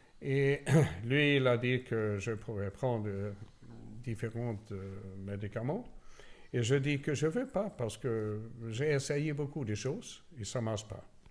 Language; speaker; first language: French; non-native, learner; Swedish